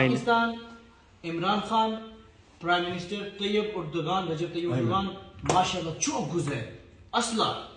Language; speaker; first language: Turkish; non-native, learner; Urdu